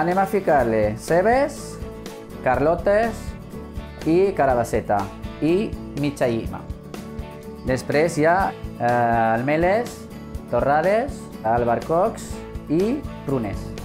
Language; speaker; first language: Catalan; non-native, fluent; Arabic